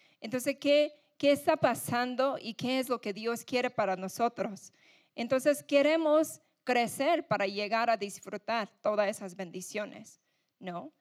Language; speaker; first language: Spanish; non-native, fluent; English